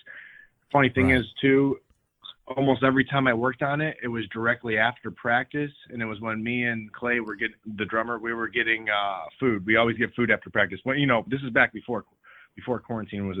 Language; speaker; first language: English; native; English